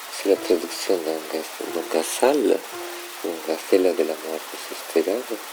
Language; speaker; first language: French; non-native, fluent; Spanish